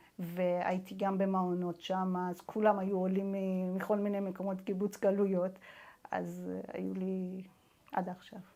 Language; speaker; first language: Hebrew; non-native, fluent; Persian